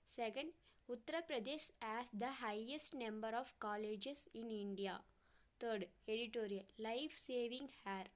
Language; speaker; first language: English; non-native, local second language; Tamil